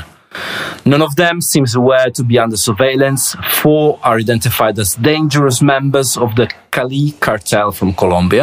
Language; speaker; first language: English; non-native, fluent; Italian